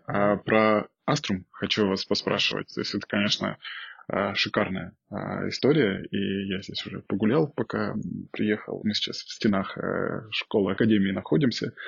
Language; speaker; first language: Russian; native; Russian